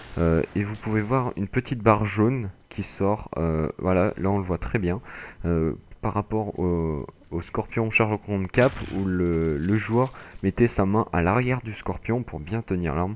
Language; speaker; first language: French; native; French